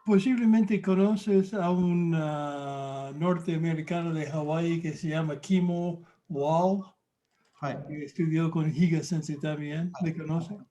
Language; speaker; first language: Spanish; non-native, fluent; English